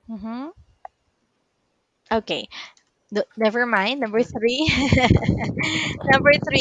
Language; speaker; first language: English; non-native, local second language; Filipino